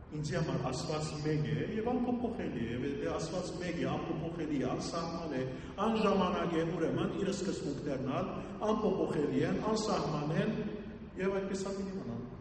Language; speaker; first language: Armenian; early bilingual, heritage; Armenian